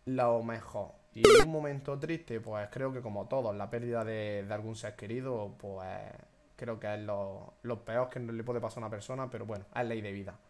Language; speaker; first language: Spanish; native; Spanish